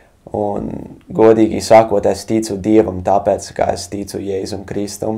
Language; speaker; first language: Latvian; non-native, fluent; English